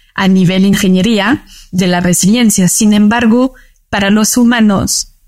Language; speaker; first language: Spanish; non-native, fluent; French